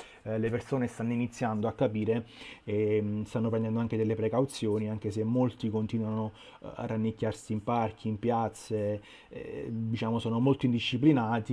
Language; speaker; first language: Italian; native; Italian